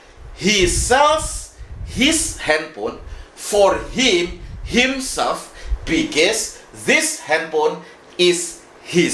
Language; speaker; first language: English; non-native, fluent; Indonesian